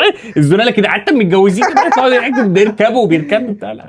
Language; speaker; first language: Arabic; native; Arabic